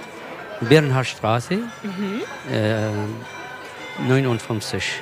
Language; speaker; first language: German; non-native, learner; Kurdish